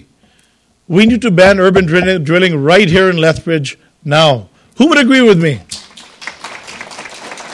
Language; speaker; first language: English; native; English